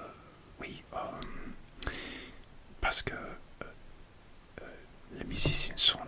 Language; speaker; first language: French; non-native, learner; English